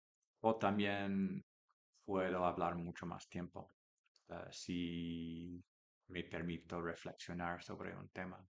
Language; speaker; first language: Spanish; non-native, learner; English